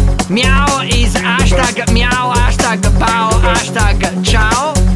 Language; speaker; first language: English; non-native, fluent; Italian